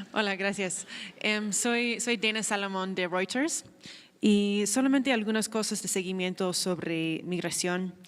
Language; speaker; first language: Spanish; non-native, fluent; English